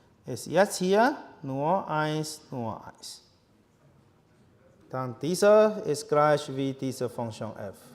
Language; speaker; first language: German; non-native, learner; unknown